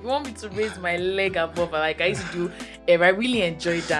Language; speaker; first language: English; non-native, local second language; Yoruba